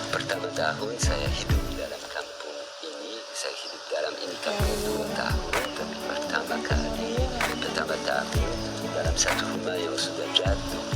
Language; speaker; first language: Indonesian; non-native, learner; French